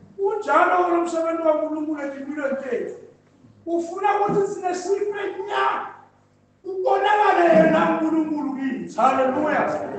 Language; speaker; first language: Zulu; non-native, local second language; Swati